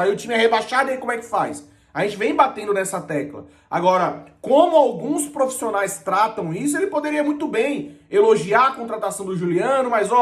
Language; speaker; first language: Portuguese; native; Portuguese